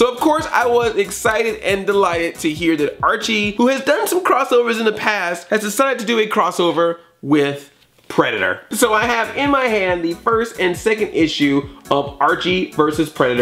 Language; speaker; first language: English; native; English